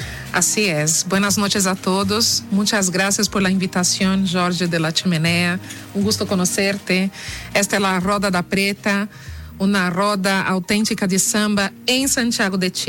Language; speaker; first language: Spanish; non-native, fluent; Portuguese